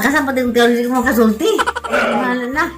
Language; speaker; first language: Filipino; non-native, local second language; Cebuano